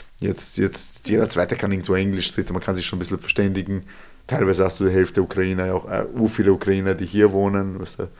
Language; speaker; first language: German; early bilingual, other home language; Serbian